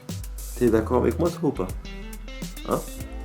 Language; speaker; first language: French; native; French